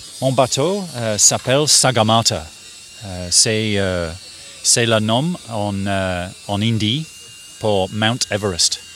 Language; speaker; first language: French; non-native, learner; English